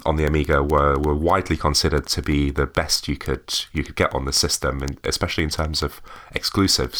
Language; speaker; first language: English; native; English